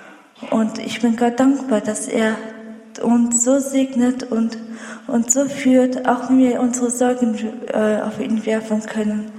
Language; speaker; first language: German; early bilingual, other home language; Russian